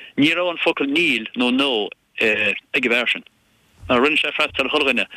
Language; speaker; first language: Irish; native; Irish